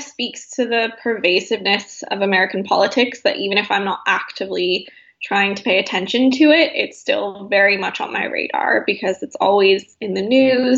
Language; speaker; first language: English; native; English